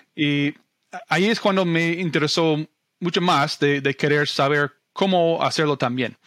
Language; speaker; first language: Spanish; non-native, fluent; English